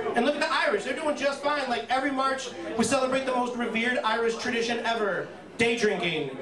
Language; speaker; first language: English; native; English